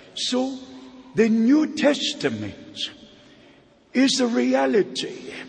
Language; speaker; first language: English; non-native, fluent; German